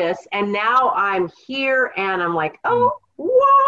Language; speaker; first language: English; native; English